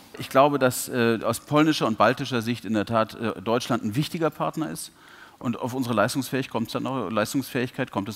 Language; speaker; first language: German; native; German